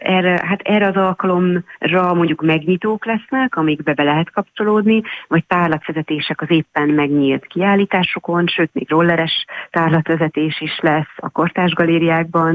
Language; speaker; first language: Hungarian; native; Hungarian